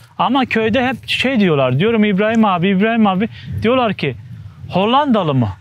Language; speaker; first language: Turkish; native; Turkish